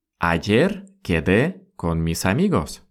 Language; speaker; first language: Spanish; non-native, fluent; Russian